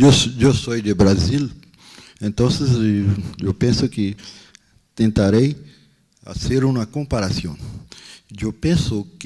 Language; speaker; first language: Spanish; non-native, learner; Portuguese